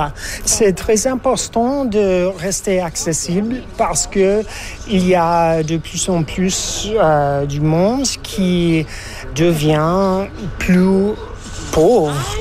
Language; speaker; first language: French; non-native, fluent; English